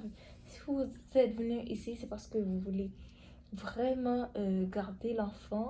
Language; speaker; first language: French; native; French